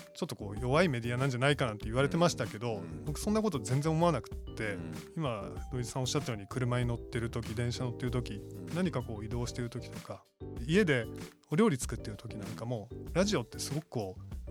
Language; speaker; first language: Japanese; native; Japanese